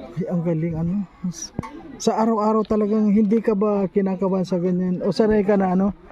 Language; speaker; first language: Filipino; non-native, local second language; Cebuano